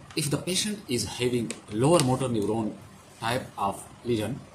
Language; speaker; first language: English; non-native, local second language; Urdu